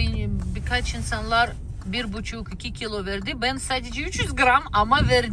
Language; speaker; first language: Turkish; non-native, learner; Russian